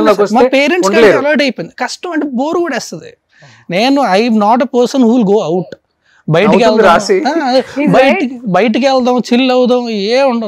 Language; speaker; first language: Telugu; native; Telugu